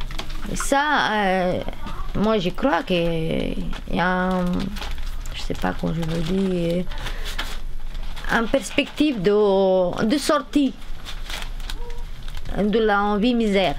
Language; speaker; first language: French; non-native, learner; Romanian